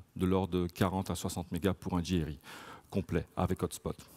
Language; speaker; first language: French; native; French